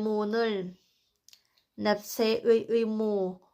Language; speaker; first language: Korean; non-native, learner; Thai